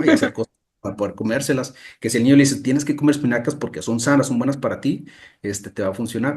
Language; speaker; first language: Spanish; native; Spanish